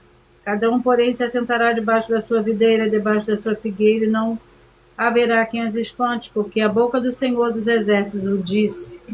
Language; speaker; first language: Portuguese; native; Portuguese